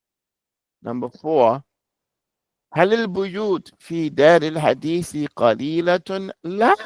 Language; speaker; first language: Arabic; non-native, fluent; English